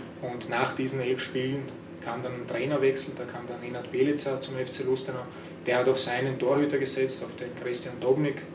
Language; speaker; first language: German; early bilingual, other home language; Croatian